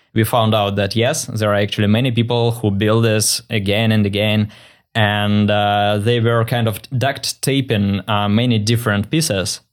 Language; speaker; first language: English; non-native, fluent; Russian